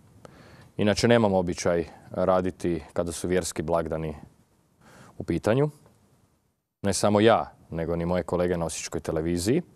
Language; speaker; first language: Croatian; native; Croatian